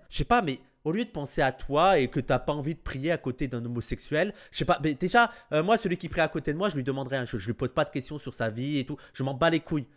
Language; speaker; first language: French; native; French